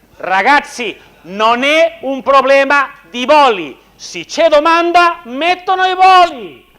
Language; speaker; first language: Italian; non-native, fluent; Spanish